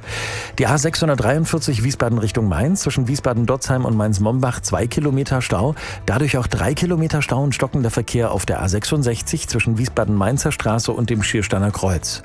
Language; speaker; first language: German; native; German